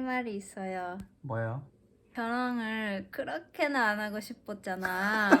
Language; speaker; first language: Korean; non-native, fluent; Japanese